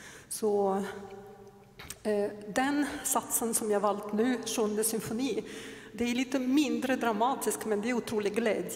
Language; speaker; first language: Swedish; non-native, fluent; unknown